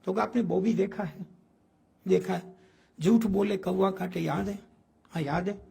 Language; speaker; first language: Hindi; non-native, local second language; Gujarati